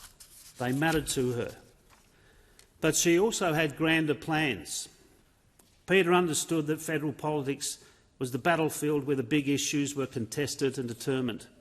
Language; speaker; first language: English; native; English